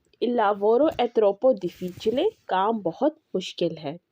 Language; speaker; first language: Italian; non-native, learner; Urdu